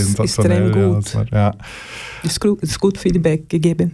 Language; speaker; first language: German; non-native, learner; Portuguese